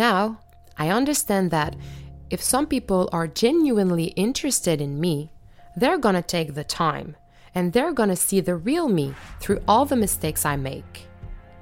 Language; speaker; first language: English; non-native, fluent; French